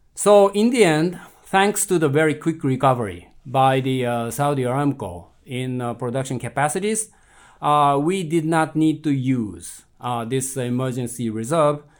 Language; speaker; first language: English; non-native, fluent; Japanese